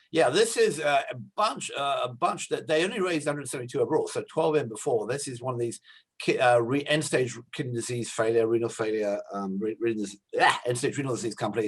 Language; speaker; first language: English; native; English